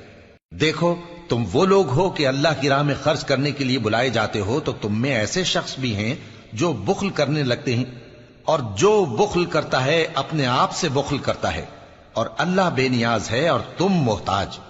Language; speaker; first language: Urdu; native; Urdu